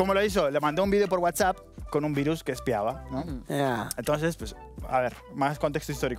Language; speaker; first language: Spanish; native; Spanish